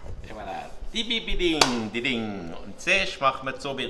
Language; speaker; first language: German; non-native, local second language; French